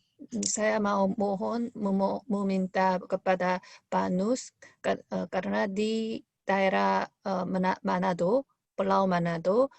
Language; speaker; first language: Indonesian; non-native, fluent; Korean